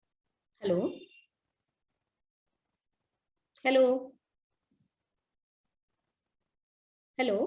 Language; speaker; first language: Hindi; native; Hindi